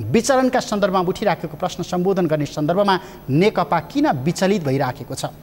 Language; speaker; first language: Nepali; native; Nepali